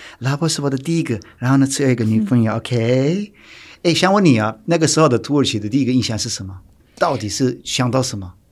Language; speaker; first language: Chinese; non-native, fluent; Turkish